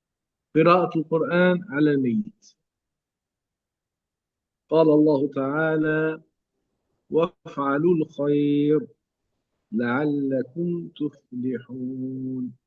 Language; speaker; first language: Arabic; native; Arabic